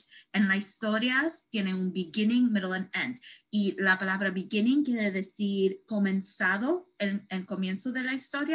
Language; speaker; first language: Spanish; early bilingual, heritage; Spanish